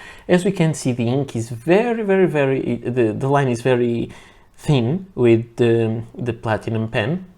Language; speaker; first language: English; non-native, fluent; Portuguese